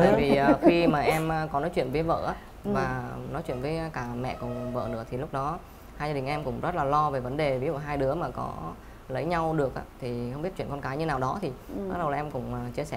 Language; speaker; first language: Vietnamese; native; Vietnamese